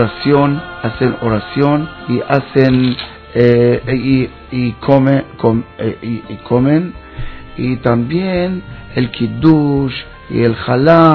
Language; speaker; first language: Spanish; non-native, learner; Hebrew